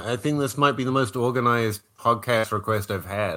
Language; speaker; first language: English; native; English